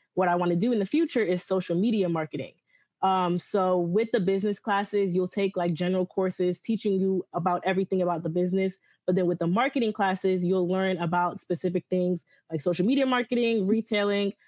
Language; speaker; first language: English; early bilingual, other home language; Yoruba